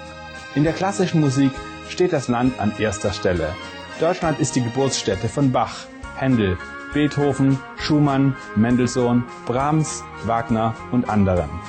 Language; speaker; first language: German; native; German